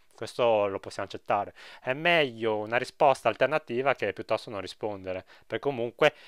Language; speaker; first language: Italian; early bilingual, other home language; Chinese